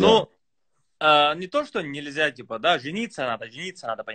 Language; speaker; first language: Russian; native; Russian